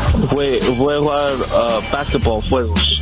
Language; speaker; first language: Spanish; non-native, learner; English